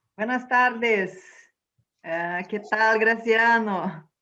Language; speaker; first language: Spanish; non-native, fluent; Portuguese